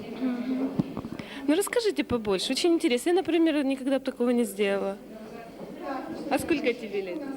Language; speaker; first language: Russian; native; Russian